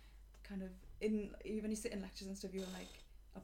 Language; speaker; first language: English; native; English